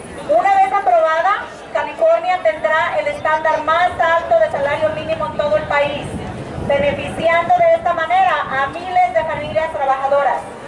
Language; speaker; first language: Spanish; native; Spanish